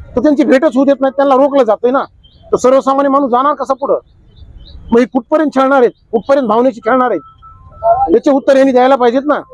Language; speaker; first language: Marathi; native; Marathi